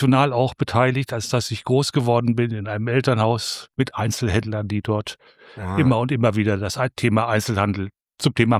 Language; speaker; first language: German; native; German